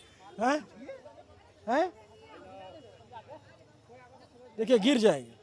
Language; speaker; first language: Hindi; native; Hindi